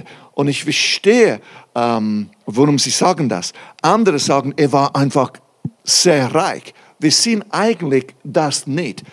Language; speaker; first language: German; non-native, fluent; English